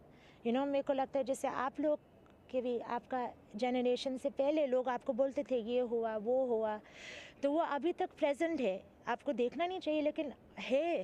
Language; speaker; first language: Hindi; early bilingual, heritage; English